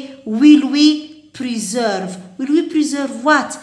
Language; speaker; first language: English; non-native, fluent; Arabic